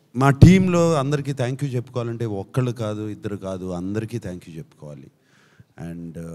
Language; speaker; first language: Telugu; native; Telugu